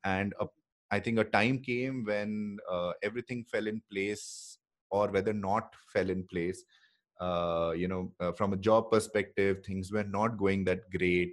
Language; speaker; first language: English; non-native, local second language; Hindi